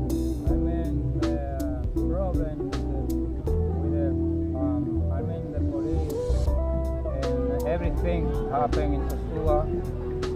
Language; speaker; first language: English; non-native, learner; Spanish